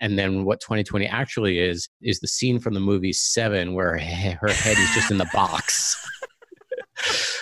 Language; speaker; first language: English; native; English